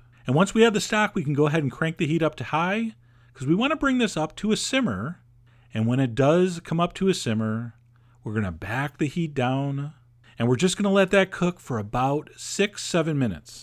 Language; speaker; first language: English; native; English